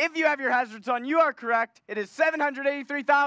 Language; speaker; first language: English; native; English